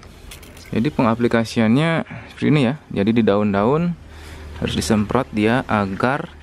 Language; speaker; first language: Indonesian; native; Indonesian